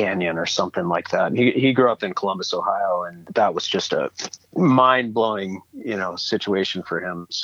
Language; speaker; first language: English; native; English